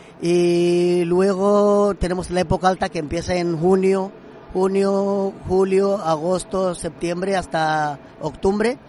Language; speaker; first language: Spanish; non-native, fluent; Swahili